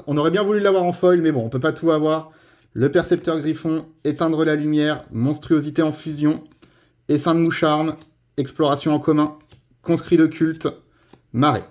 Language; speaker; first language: French; native; French